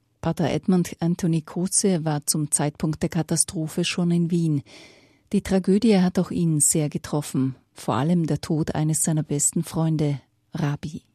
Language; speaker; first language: German; native; German